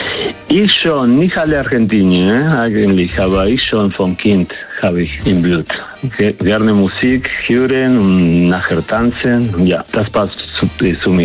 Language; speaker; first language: German; non-native, learner; Spanish